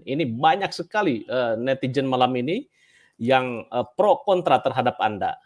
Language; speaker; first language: Indonesian; native; Indonesian